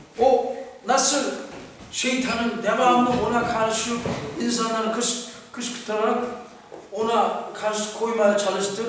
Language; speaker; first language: Turkish; non-native, fluent; Korean